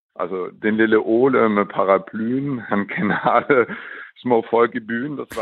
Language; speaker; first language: Danish; early bilingual, heritage; German